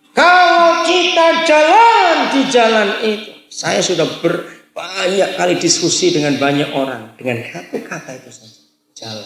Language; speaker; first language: Indonesian; native; Indonesian